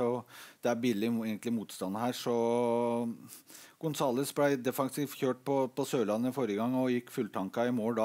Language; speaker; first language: Norwegian; native; Norwegian